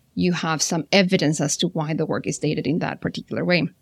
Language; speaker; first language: English; non-native, fluent; Spanish